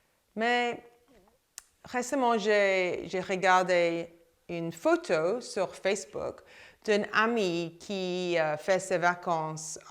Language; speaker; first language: French; non-native, fluent; English